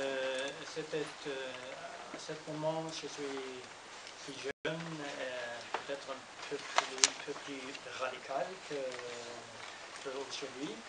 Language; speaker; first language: French; non-native, learner; Norwegian